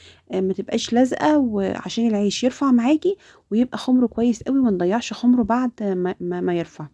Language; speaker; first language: Arabic; native; Arabic